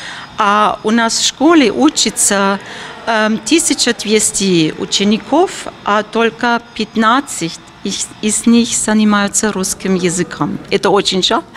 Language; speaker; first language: Russian; non-native, fluent; German